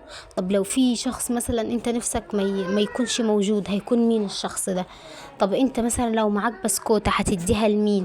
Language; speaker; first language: Arabic; native; Arabic